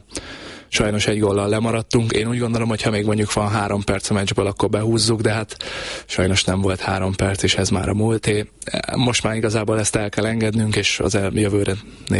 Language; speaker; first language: Hungarian; native; Hungarian